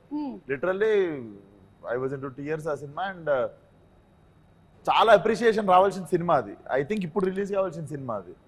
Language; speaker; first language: Telugu; native; Telugu